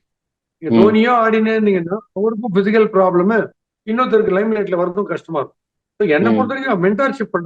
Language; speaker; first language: Tamil; native; Tamil